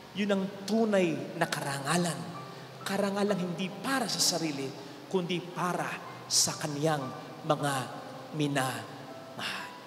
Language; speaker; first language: Filipino; native; Filipino